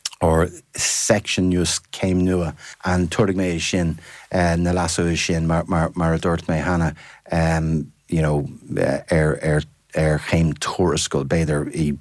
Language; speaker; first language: Irish; non-native, fluent; English